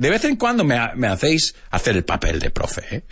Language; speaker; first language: Spanish; non-native, fluent; English